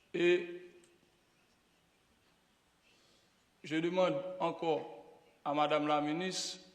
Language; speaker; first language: French; non-native, local second language; Haitian Creole